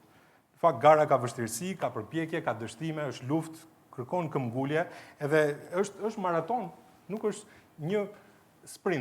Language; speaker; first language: Albanian; native; Albanian